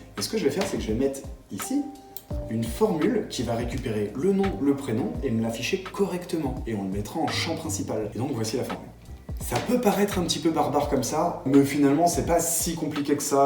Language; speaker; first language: French; native; French